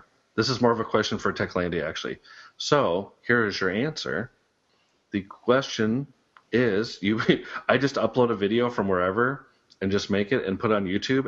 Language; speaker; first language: English; native; English